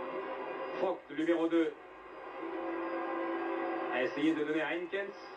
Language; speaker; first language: French; native; French